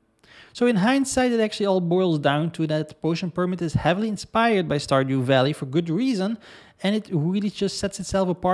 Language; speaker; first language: English; non-native, fluent; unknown